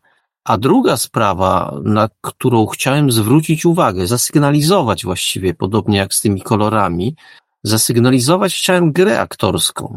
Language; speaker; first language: Polish; native; Polish